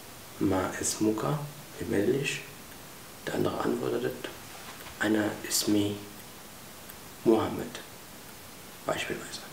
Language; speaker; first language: German; non-native, fluent; Arabic